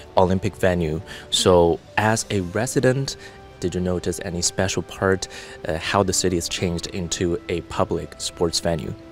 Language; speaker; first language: English; non-native, fluent; Chinese